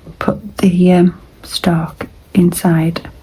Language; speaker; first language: English; native; English